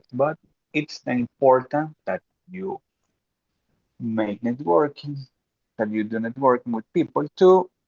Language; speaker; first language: English; non-native, fluent; Spanish